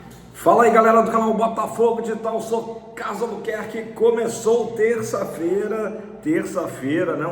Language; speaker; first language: Portuguese; native; Portuguese